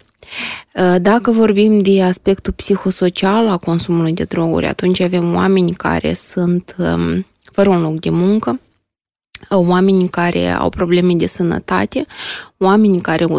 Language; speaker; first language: Romanian; native; Romanian